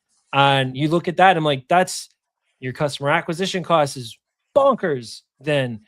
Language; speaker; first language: English; native; English